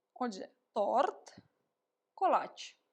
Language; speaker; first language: Czech; non-native, learner; Ukrainian